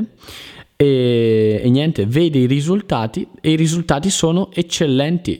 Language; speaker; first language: Italian; native; Italian